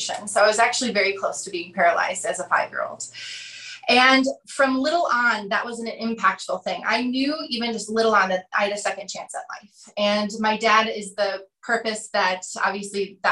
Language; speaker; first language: English; native; English